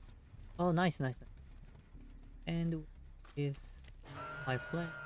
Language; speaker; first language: English; non-native, learner; Japanese